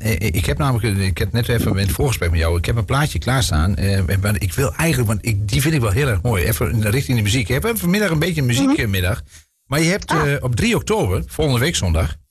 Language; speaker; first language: Dutch; native; Dutch